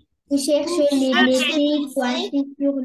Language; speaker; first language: French; non-native, learner; Arabic